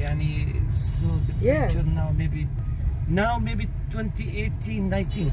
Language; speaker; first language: English; non-native, learner; Arabic